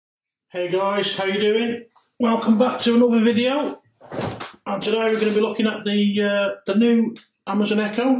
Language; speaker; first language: English; native; English